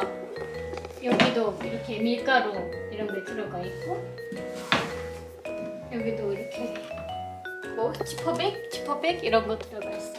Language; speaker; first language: Korean; non-native, fluent; Turkish